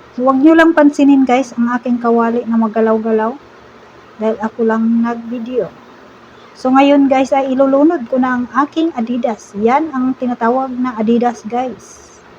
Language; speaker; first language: Filipino; non-native, local second language; Cebuano